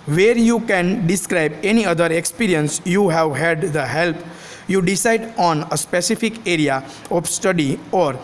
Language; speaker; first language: English; non-native, local second language; Gujarati